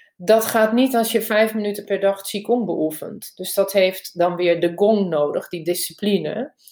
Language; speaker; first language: Dutch; non-native, fluent; German